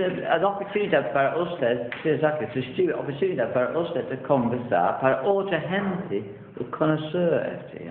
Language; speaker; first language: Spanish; non-native, learner; English